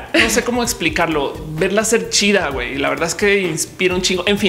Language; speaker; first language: Spanish; native; Spanish